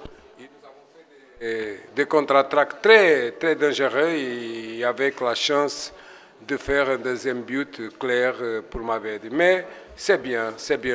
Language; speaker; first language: French; non-native, fluent; Portuguese